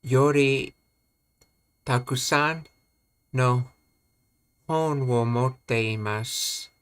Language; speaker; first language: Japanese; non-native, learner; English